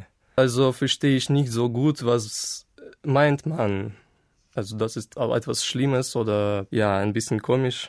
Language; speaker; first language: German; non-native, fluent; Ukrainian